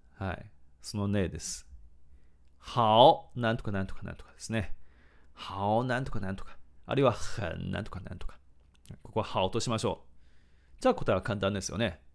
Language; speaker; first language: Japanese; non-native, fluent; Chinese